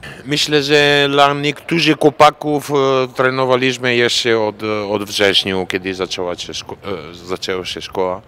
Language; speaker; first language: Polish; non-native, fluent; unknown